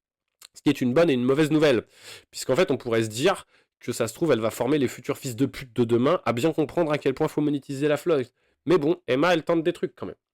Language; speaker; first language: French; native; French